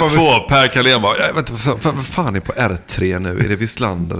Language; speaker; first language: Swedish; native; Swedish